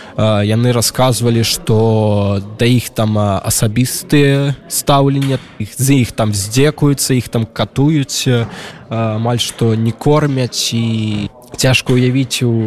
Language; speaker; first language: Belarusian; native; Belarusian